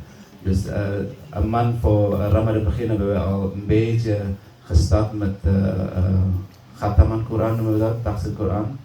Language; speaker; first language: Dutch; non-native, learner; Indonesian